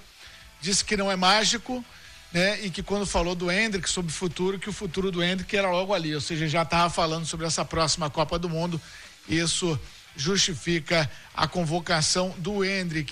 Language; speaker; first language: Portuguese; native; Portuguese